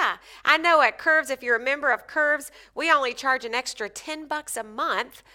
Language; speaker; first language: English; native; English